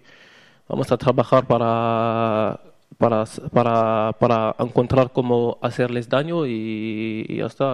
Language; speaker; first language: Spanish; non-native, learner; French